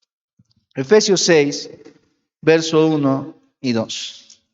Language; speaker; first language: Spanish; native; Spanish